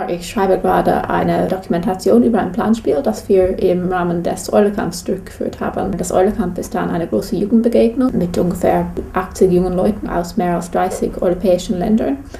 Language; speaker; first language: German; non-native, fluent; English